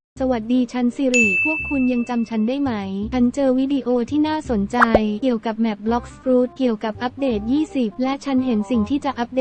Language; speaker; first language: Thai; native; Thai